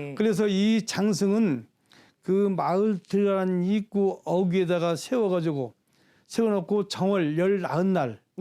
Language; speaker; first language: Korean; native; Korean